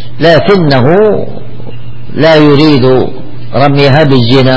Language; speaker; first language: Arabic; native; Arabic